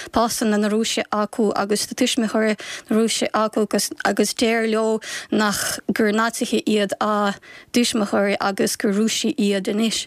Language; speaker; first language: Irish; non-native, fluent; Ukrainian